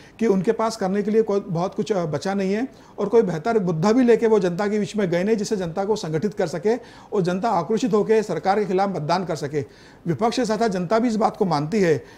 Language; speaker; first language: Hindi; native; Hindi